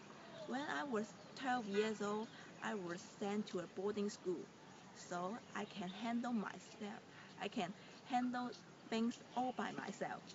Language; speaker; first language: English; non-native, learner; Chinese